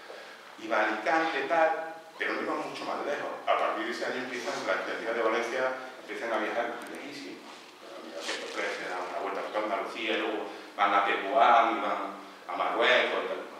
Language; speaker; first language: Spanish; native; Spanish